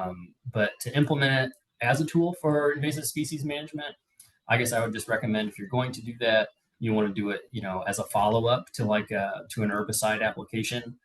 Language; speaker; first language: English; native; English